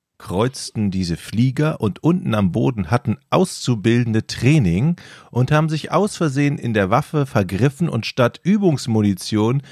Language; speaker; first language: German; native; German